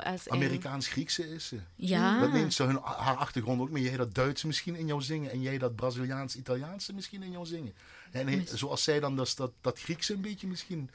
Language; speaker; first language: Dutch; native; Dutch